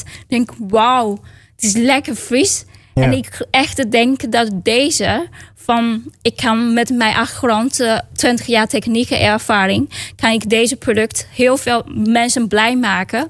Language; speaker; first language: Dutch; non-native, learner; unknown